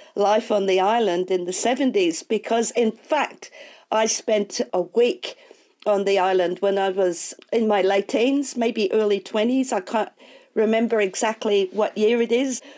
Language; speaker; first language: English; native; English